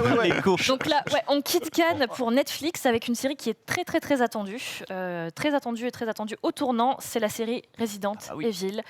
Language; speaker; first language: French; native; French